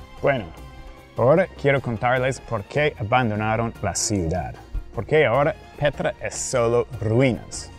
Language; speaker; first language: Spanish; non-native, fluent; English